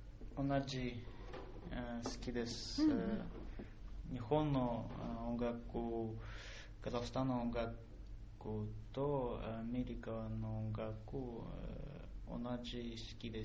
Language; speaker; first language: Japanese; non-native, learner; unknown